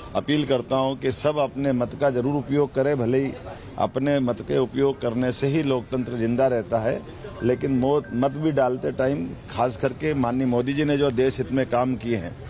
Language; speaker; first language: Hindi; native; Hindi